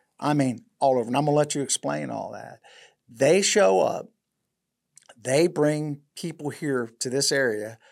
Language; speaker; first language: English; native; English